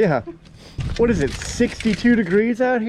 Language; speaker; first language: English; native; English